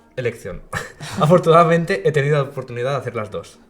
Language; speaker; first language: Spanish; non-native, local second language; Catalan